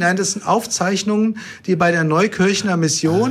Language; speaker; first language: German; native; German